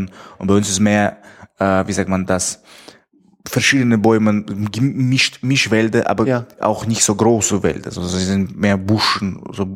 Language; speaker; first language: German; non-native, fluent; Tajik